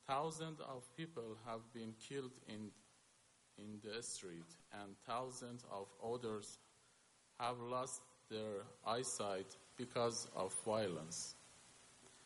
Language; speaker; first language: English; non-native, learner; Persian